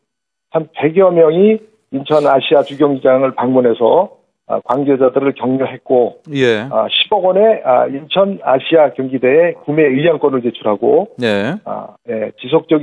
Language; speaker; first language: Korean; native; Korean